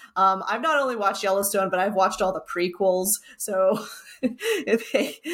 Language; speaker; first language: English; native; English